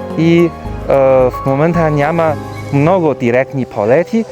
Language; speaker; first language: Bulgarian; non-native, fluent; Chinese